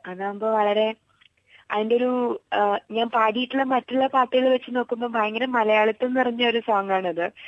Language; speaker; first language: Malayalam; early bilingual, heritage; Malayalam